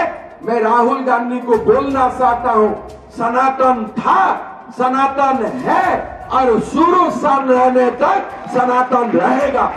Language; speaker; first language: Hindi; non-native, local second language; Assamese